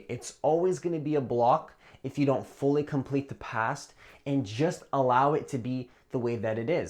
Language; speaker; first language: English; native; English